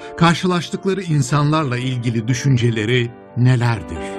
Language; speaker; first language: Turkish; native; Turkish